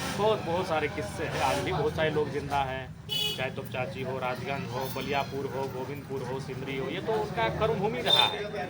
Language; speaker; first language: Hindi; native; Hindi